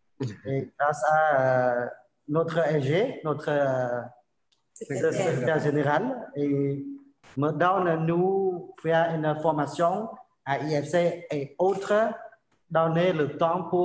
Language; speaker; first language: French; non-native, learner; Khmer